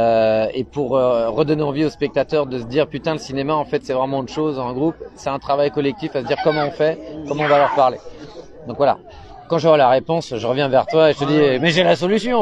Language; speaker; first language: French; native; French